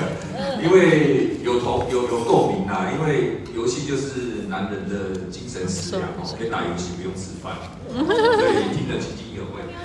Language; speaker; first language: Chinese; native; Chinese